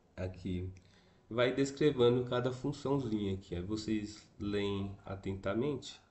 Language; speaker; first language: Portuguese; native; Portuguese